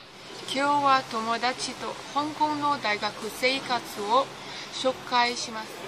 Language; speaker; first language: Japanese; non-native, learner; Cantonese